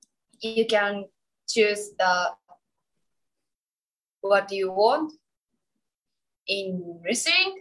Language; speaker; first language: English; non-native, learner; Japanese